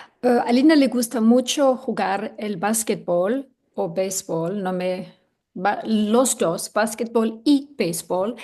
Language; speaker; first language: Spanish; non-native, learner; English